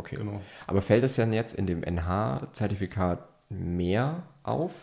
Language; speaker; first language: German; native; German